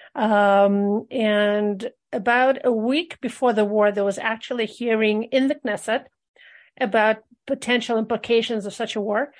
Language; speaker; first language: English; early bilingual, other home language; Russian